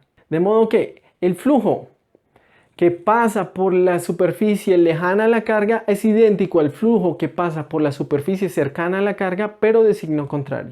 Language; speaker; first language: Spanish; native; Spanish